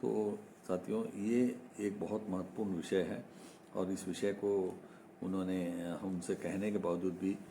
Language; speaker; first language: Hindi; non-native, local second language; Malayalam